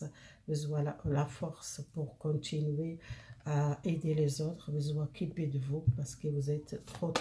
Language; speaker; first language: French; non-native, fluent; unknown